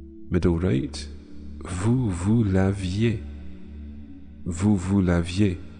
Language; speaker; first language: French; non-native, fluent; English